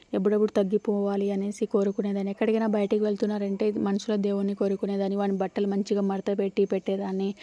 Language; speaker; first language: Telugu; native; Telugu